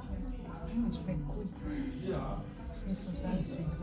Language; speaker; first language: German; non-native, learner; Filipino